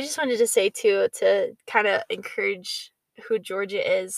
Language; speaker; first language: English; native; English